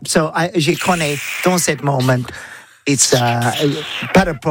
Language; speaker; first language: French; non-native, learner; English